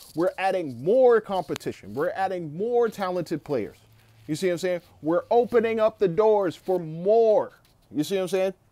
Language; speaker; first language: English; native; English